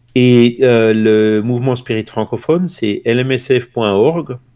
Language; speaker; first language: French; native; French